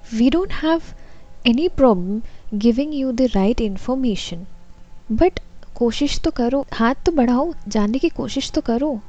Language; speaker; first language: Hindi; non-native, local second language; Assamese